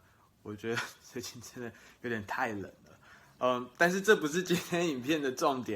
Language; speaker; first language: Chinese; native; Chinese